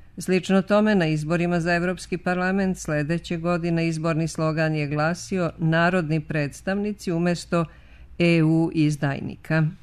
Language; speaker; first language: Bosnian; native; Bosnian